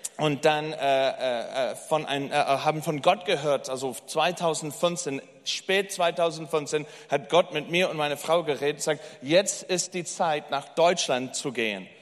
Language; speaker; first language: German; non-native, fluent; English